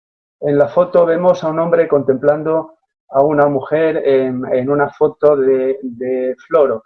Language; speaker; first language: Spanish; native; Spanish